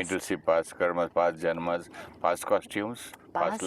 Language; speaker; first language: English; non-native, local second language; Hindi